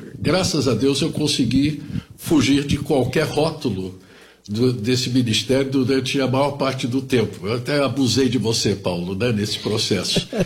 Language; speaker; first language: Portuguese; early bilingual, other home language; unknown